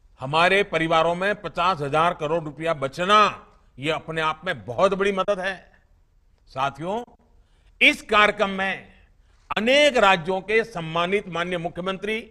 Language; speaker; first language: Hindi; non-native, local second language; Gujarati